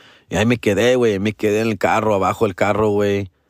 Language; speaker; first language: Spanish; early bilingual, heritage; Spanish